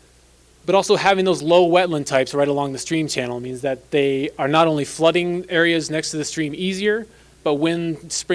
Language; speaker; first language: English; native; English